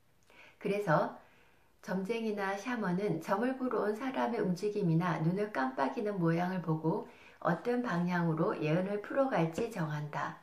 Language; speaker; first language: Korean; native; Korean